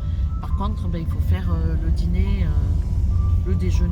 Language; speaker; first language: French; native; French